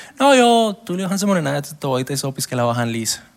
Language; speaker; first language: Finnish; non-native, learner; Spanish